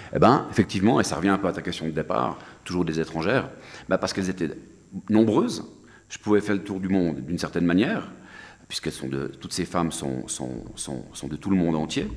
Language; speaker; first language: French; native; French